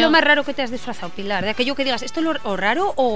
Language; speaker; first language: Spanish; native; Spanish